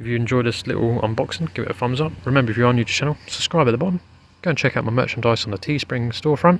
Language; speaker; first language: English; native; English